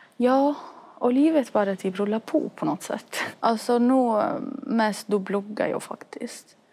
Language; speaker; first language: Swedish; non-native, fluent; Arabic